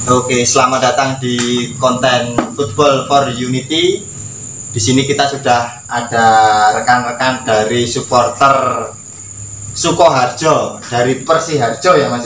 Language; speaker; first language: Indonesian; non-native, local second language; Javanese